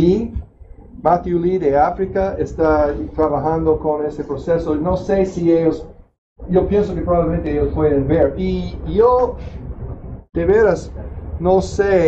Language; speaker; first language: Spanish; non-native, fluent; English